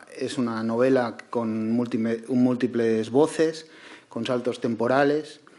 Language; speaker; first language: Spanish; native; Spanish